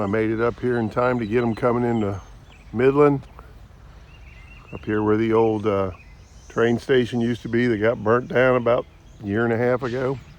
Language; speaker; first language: English; native; English